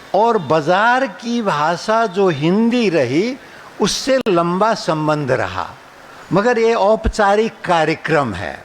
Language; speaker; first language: Hindi; non-native, local second language; Maithili